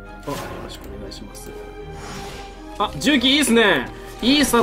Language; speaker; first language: Japanese; native; Japanese